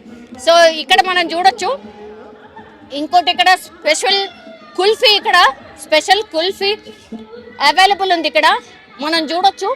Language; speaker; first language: Telugu; native; Telugu